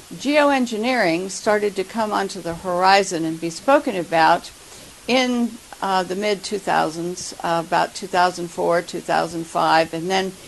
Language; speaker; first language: English; native; English